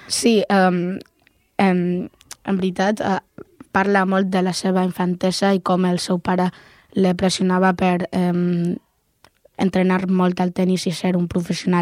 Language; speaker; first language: Catalan; non-native, local second language; Spanish